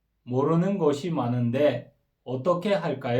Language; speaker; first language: Korean; non-native, fluent; Kyrgyz